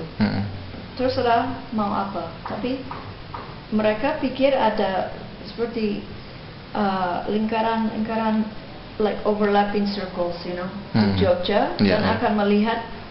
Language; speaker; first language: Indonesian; non-native, fluent; English